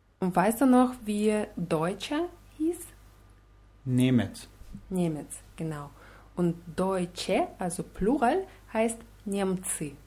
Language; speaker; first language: German; non-native, fluent; Russian